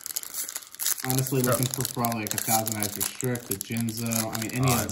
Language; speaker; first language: English; native; English